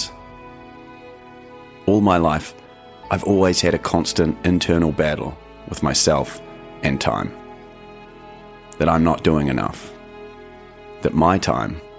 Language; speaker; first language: English; native; English